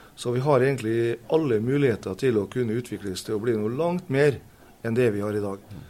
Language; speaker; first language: Norwegian; native; Norwegian